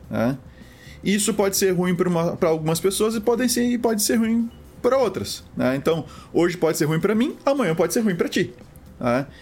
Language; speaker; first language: Portuguese; native; Portuguese